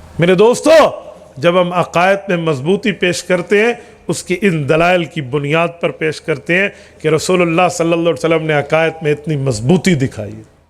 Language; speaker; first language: Urdu; non-native, local second language; Punjabi